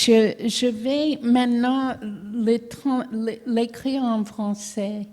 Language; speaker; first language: French; non-native, fluent; English